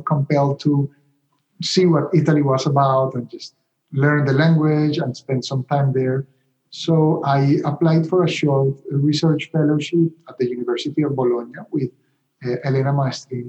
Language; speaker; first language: English; non-native, fluent; Spanish